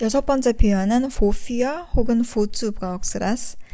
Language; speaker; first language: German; non-native, fluent; Korean